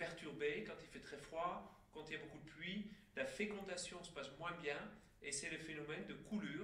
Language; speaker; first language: French; native; French